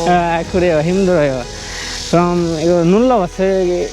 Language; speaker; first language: Korean; non-native, learner; Bangla